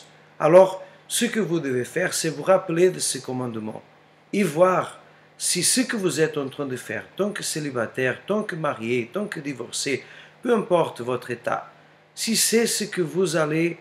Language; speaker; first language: French; non-native, fluent; Portuguese